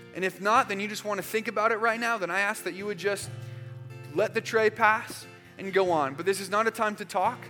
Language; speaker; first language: English; native; English